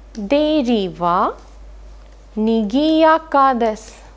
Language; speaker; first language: Japanese; non-native, fluent; Hindi